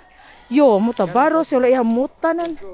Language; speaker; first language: Finnish; non-native, learner; Filipino